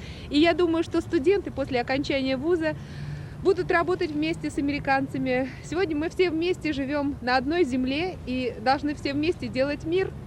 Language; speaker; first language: Russian; native; Russian